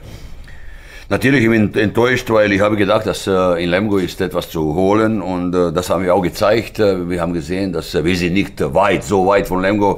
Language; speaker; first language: German; non-native, fluent; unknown